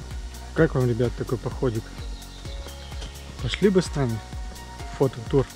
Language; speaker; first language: Russian; native; Russian